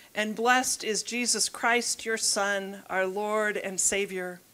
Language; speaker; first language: English; native; English